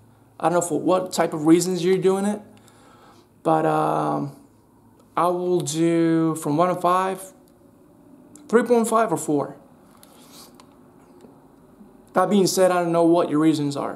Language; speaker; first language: English; non-native, fluent; Spanish